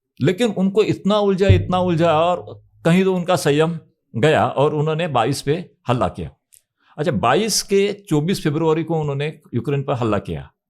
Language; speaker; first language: Hindi; non-native, local second language; Marathi